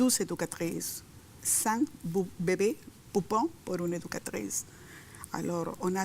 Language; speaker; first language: French; non-native, fluent; Spanish